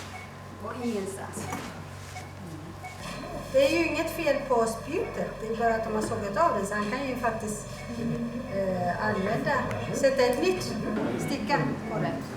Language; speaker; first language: Swedish; early bilingual, other home language; Amharic